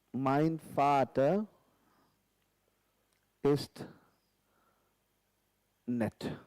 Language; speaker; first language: German; non-native, fluent; Hindi